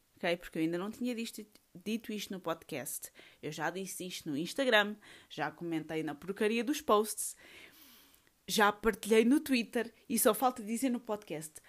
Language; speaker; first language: Portuguese; native; Portuguese